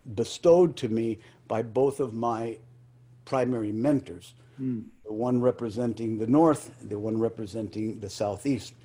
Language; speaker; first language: English; early bilingual, other home language; Spanish